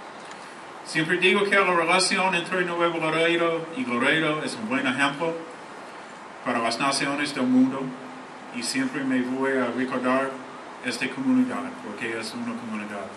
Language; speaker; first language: Spanish; non-native, learner; English